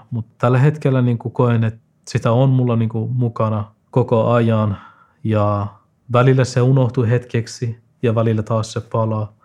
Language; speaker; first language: Finnish; non-native, fluent; Persian